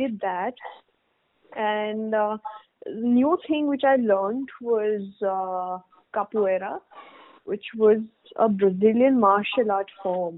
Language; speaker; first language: English; non-native, local second language; Hindi